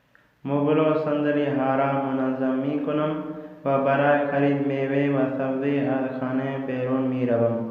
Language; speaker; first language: Persian; non-native, fluent; Urdu